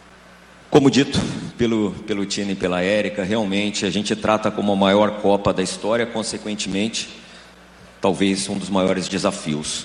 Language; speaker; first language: Portuguese; native; Portuguese